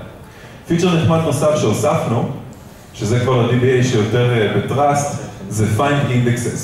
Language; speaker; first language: Hebrew; native; Hebrew